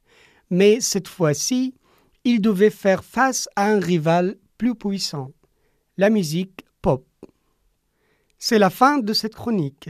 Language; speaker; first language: French; non-native, fluent; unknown